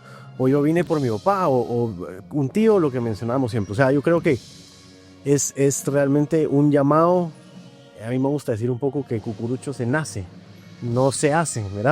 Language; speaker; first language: Spanish; native; Spanish